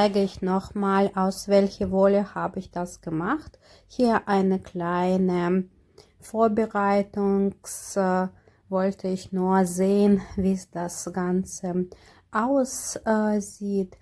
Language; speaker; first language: German; non-native, fluent; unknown